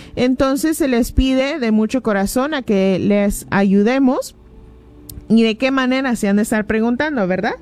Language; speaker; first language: Spanish; early bilingual, heritage; Spanish